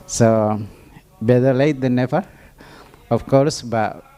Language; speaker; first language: English; non-native, fluent; Indonesian